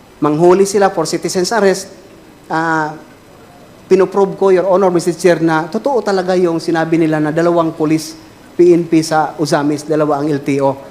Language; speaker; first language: Filipino; non-native, local second language; Cebuano